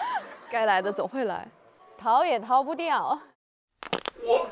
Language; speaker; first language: Chinese; native; Chinese